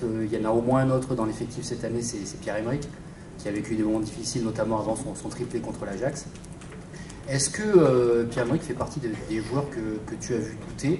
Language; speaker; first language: French; native; French